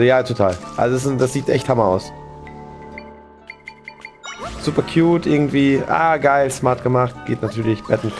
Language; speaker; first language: German; native; German